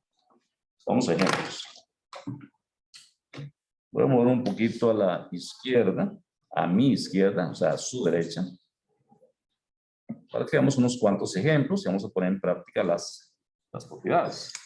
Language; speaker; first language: Spanish; native; Spanish